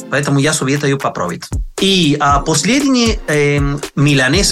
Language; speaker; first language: Russian; non-native, learner; Spanish